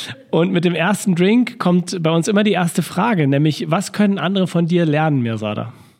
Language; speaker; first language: German; native; German